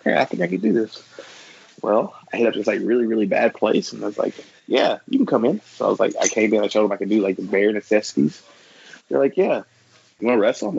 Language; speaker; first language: English; native; English